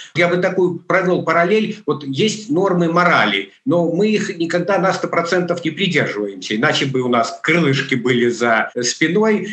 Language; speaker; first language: Russian; native; Russian